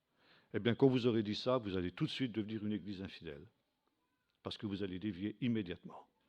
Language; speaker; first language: French; native; French